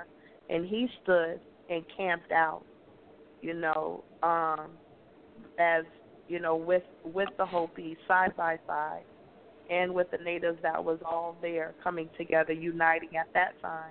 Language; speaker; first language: English; native; English